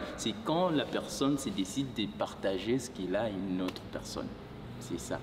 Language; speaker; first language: French; non-native, local second language; Lingala